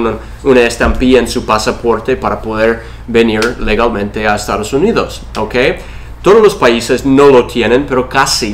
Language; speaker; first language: Spanish; non-native, fluent; English